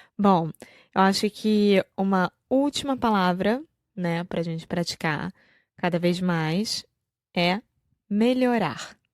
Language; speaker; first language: Portuguese; native; Portuguese